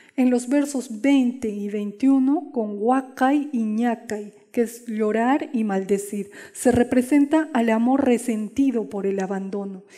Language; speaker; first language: Spanish; non-native, local second language; Quechua